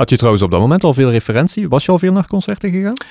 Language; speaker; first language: Dutch; native; Dutch